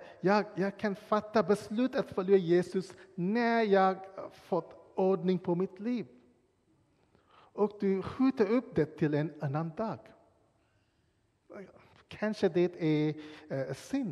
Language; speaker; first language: Swedish; non-native, fluent; English